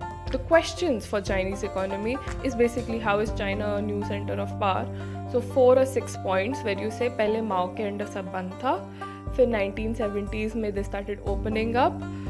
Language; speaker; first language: English; non-native, local second language; Hindi